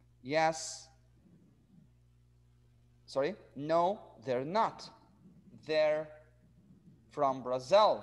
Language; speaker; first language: English; non-native, fluent; Arabic